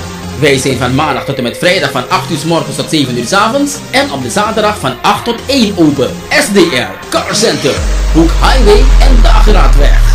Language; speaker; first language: Dutch; native; Dutch